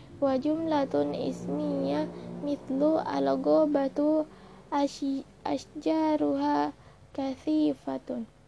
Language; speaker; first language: Arabic; non-native, learner; Indonesian